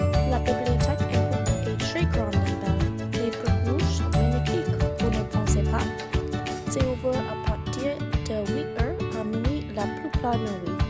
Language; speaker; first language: French; non-native, learner; English